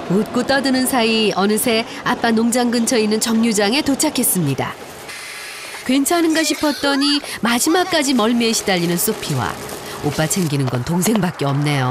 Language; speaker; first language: Korean; native; Korean